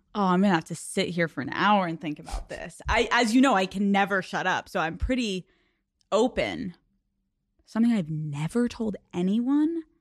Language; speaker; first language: English; native; English